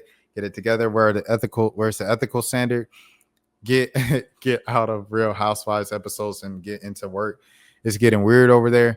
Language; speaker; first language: English; native; English